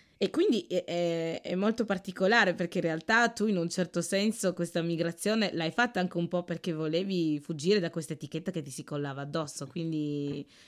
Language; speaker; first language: Italian; early bilingual, other home language; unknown